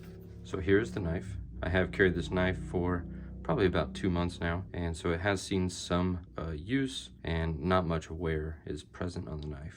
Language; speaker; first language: English; native; English